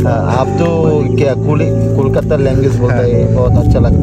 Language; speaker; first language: Hindi; non-native, learner; Bangla